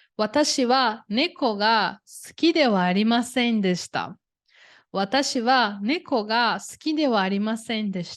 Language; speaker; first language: Japanese; non-native, fluent; Portuguese